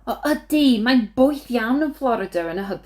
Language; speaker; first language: Welsh; non-native, learner; English